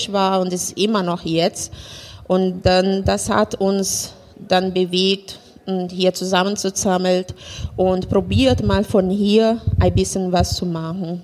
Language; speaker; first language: German; non-native, fluent; Portuguese